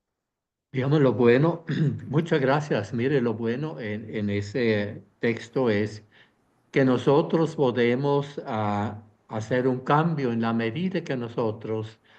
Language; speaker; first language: Spanish; non-native, fluent; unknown